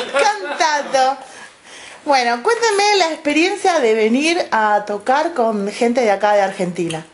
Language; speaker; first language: Spanish; native; Spanish